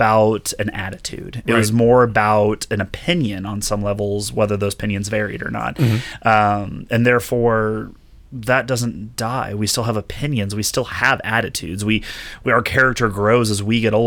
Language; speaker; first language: English; native; English